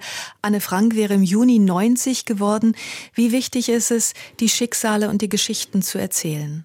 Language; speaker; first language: German; native; German